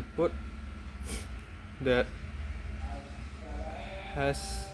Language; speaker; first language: English; non-native, learner; Indonesian